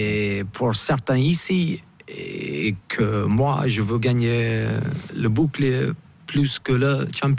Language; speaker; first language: French; non-native, fluent; English